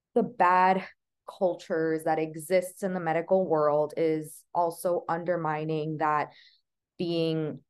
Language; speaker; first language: English; native; English